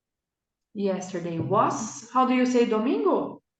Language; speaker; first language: English; non-native, fluent; Portuguese